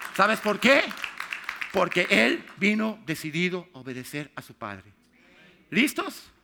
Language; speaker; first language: Spanish; native; Spanish